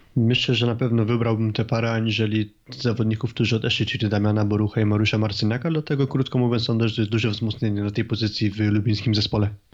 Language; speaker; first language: Polish; native; Polish